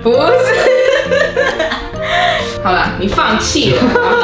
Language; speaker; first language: Chinese; non-native, fluent; Indonesian